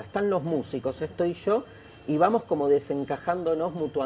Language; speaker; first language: Spanish; native; Spanish